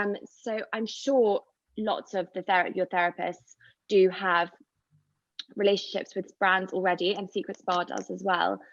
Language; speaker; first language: English; native; English